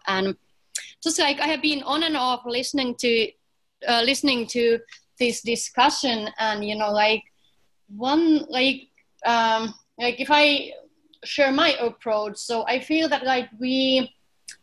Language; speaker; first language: English; non-native, fluent; Finnish